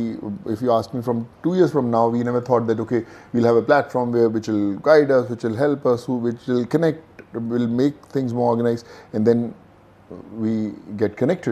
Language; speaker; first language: English; non-native, local second language; Punjabi